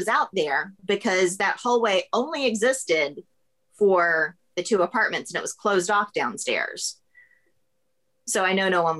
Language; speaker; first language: English; native; English